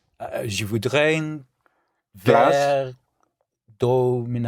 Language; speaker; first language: French; non-native, learner; English